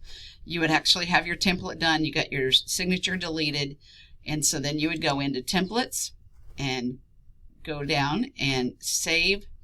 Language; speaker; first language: English; native; English